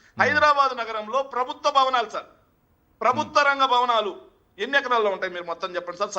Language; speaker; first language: Telugu; native; Telugu